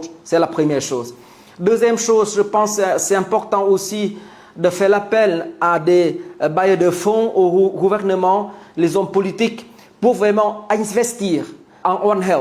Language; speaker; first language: French; non-native, fluent; Vietnamese